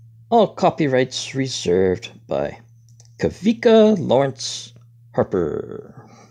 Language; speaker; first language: English; native; English